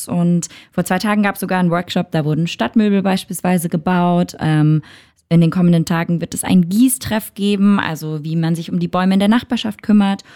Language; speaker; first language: German; native; German